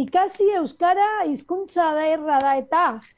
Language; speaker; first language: Basque; non-native, learner; Spanish